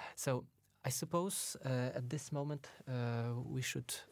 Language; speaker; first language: English; non-native, fluent; Ukrainian